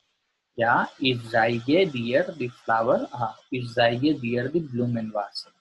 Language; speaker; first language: German; non-native, learner; Gujarati